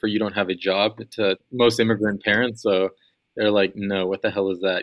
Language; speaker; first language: English; native; English